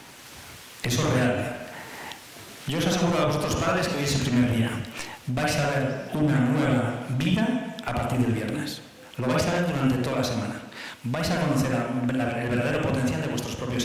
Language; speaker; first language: Spanish; native; Spanish